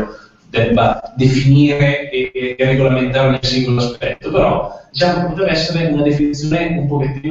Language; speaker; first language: Italian; native; Italian